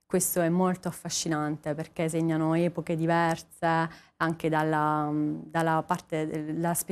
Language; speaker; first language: Italian; native; Italian